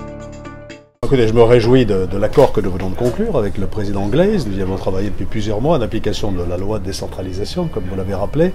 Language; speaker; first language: French; native; French